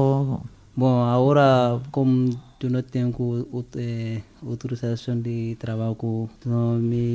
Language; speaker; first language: Spanish; non-native, learner; French